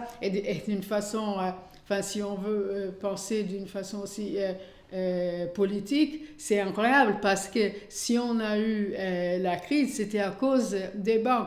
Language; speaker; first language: French; non-native, fluent; Portuguese